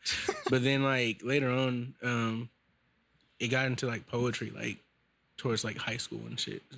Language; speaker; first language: English; native; English